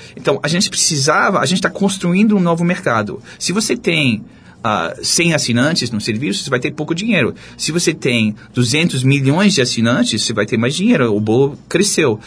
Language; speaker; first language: Portuguese; non-native, fluent; English